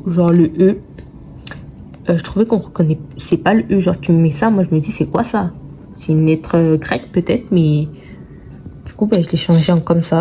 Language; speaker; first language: French; native; French